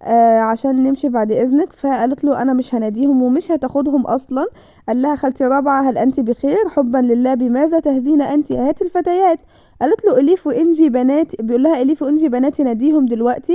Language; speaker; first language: Arabic; native; Arabic